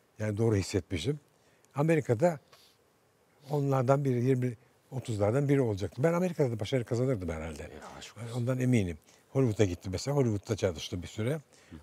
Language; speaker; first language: Turkish; native; Turkish